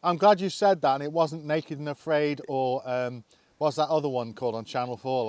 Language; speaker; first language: English; native; English